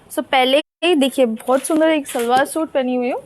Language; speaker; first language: Hindi; non-native, local second language; Bangla